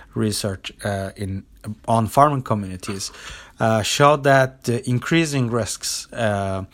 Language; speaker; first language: English; non-native, fluent; Turkish